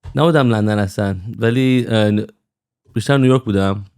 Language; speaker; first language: Persian; early bilingual, heritage; Persian